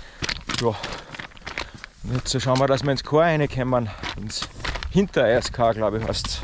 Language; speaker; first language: German; native; German